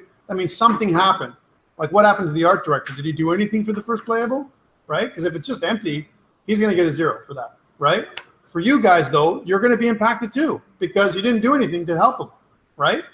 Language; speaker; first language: English; native; English